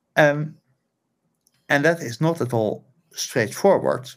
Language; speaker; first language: English; non-native, fluent; Dutch